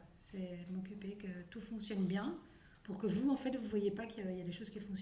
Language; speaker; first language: French; native; French